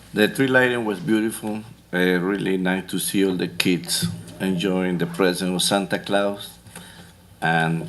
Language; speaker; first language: English; non-native, fluent; Spanish